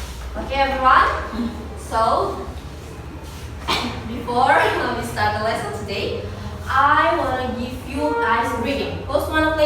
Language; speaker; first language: English; non-native, learner; Indonesian